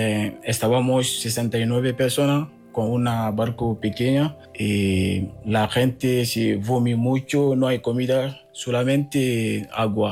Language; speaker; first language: Spanish; non-native, learner; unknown